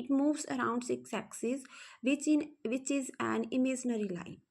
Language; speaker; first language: English; non-native, local second language; Punjabi